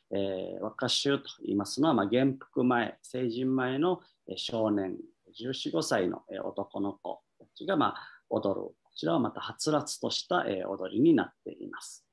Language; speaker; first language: Japanese; native; Japanese